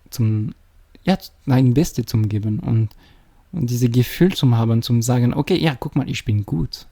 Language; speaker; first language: German; non-native, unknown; French